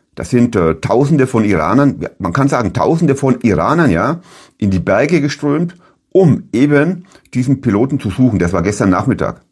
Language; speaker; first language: German; native; German